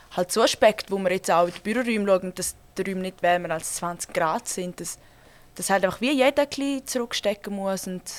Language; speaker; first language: German; native; German